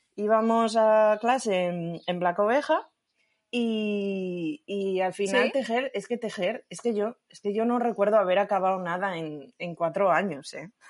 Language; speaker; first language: Spanish; native; Spanish